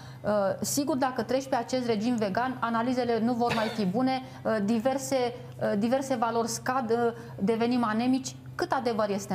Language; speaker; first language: Romanian; native; Romanian